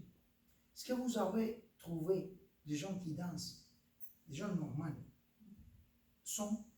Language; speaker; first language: French; non-native, fluent; Spanish